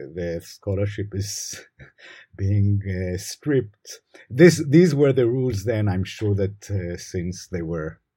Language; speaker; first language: English; non-native, fluent; Hebrew